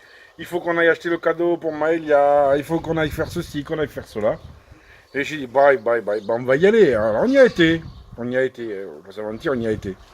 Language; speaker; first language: French; native; French